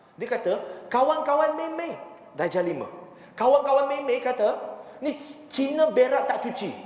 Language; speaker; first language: Malay; non-native, local second language; Chinese